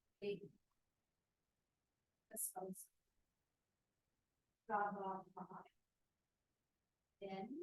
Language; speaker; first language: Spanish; non-native, learner; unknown